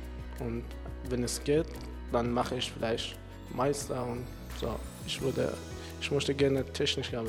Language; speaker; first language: German; non-native, fluent; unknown